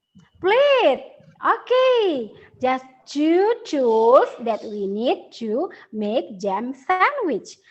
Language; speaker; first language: English; non-native, learner; Indonesian